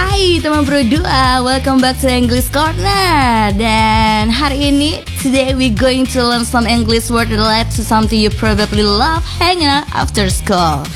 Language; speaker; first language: English; non-native, learner; Indonesian